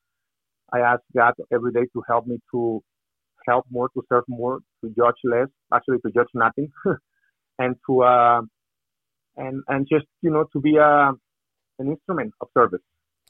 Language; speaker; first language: English; non-native, fluent; Spanish